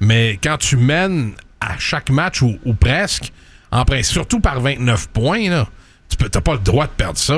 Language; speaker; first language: French; native; French